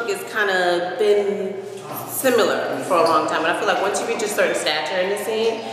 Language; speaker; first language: English; native; English